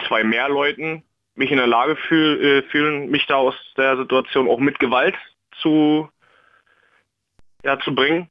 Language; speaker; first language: German; native; German